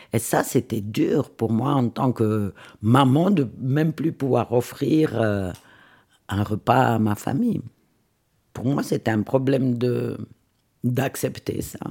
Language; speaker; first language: French; non-native, fluent; Swiss German